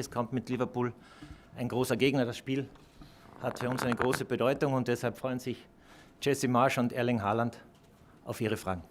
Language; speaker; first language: German; native; German